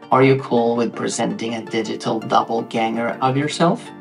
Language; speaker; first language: English; non-native, fluent; Norwegian